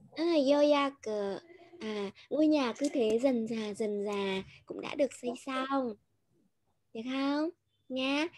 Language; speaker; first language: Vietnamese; native; Vietnamese